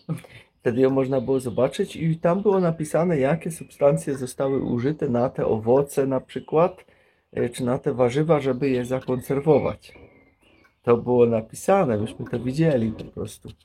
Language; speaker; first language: Polish; native; Polish